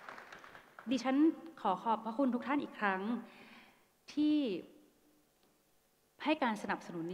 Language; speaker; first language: Thai; native; Thai